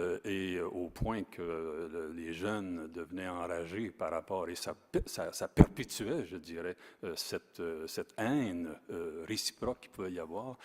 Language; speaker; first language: French; native; French